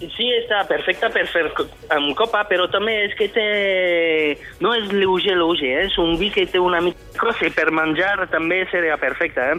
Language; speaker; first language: Catalan; non-native, fluent; French